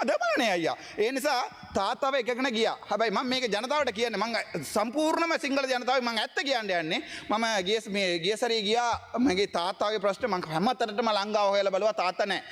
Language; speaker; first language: Sinhala; non-native, local second language; Tamil